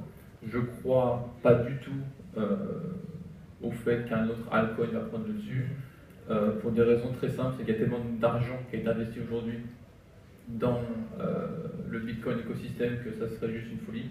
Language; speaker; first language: French; native; French